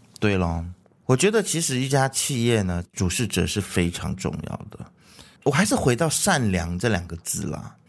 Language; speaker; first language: Chinese; native; Chinese